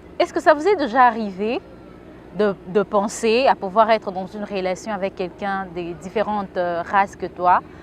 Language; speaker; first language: French; non-native, local second language; Lingala